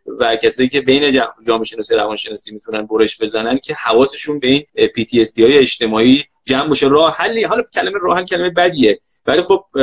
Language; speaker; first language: Persian; native; Persian